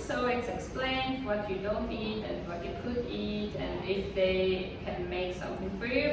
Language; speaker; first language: English; non-native, fluent; Swiss German